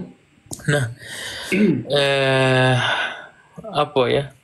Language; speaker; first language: Indonesian; non-native, fluent; Arabic